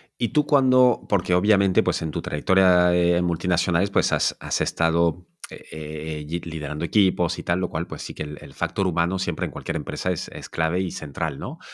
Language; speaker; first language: Spanish; non-native, fluent; French